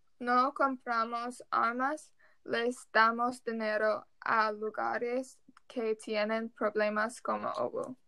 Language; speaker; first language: Spanish; non-native, learner; English